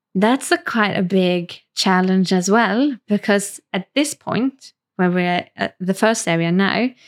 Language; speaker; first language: English; non-native, fluent; Swedish